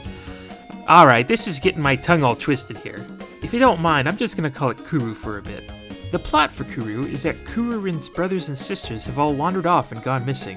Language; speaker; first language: English; native; English